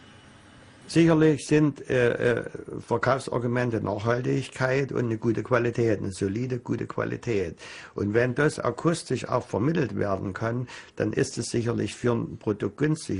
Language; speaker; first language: German; native; German